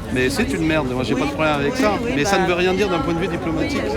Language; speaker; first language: French; native; French